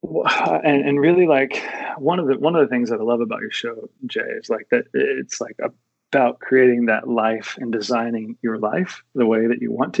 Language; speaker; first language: English; native; English